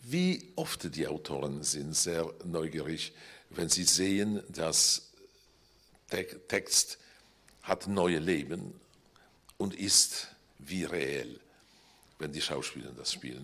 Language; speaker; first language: German; non-native, fluent; Polish